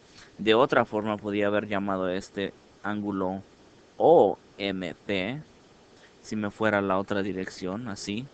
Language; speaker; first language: Spanish; early bilingual, heritage; Spanish